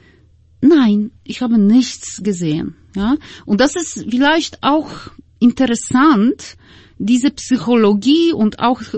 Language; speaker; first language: German; non-native, fluent; Polish